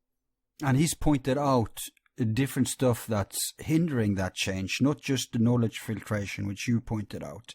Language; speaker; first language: English; non-native, fluent; Norwegian